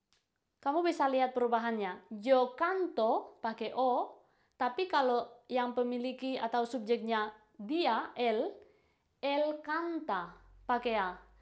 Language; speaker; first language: Indonesian; non-native, fluent; Spanish